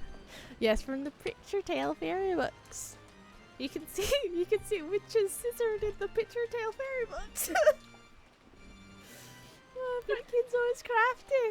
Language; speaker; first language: English; native; English